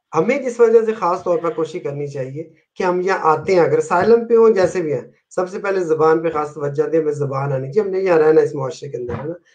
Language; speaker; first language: Urdu; non-native, local second language; Punjabi